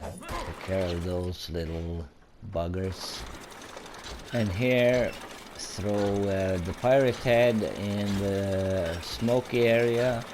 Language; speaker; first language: English; non-native, fluent; Swedish